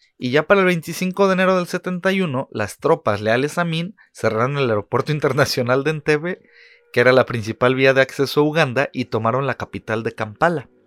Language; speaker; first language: Spanish; native; Spanish